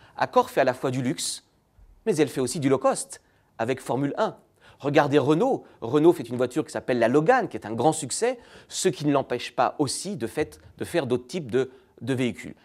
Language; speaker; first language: French; native; French